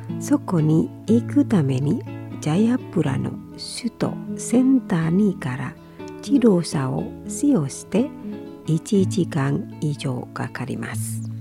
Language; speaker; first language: Japanese; non-native, fluent; Indonesian